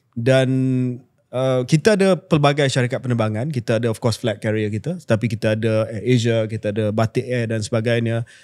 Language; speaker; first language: Malay; native; Malay